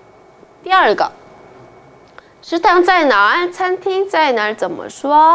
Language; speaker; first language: Chinese; non-native, fluent; Korean